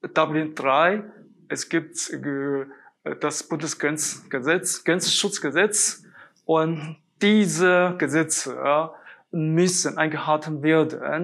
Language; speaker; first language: German; non-native, fluent; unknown